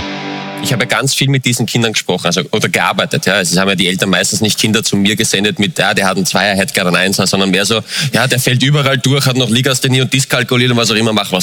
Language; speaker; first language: German; native; German